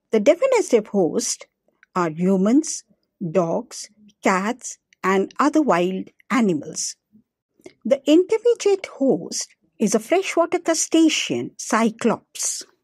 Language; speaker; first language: English; non-native, local second language; Hindi